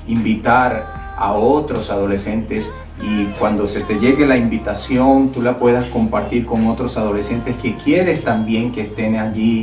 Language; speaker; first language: Spanish; native; Spanish